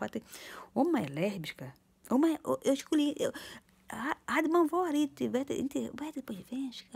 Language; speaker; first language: Swedish; non-native, learner; Portuguese